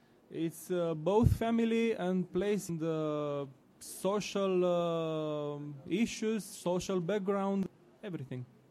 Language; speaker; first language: English; non-native, learner; Romanian